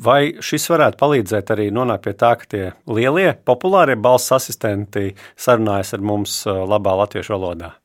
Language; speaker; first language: Latvian; native; Latvian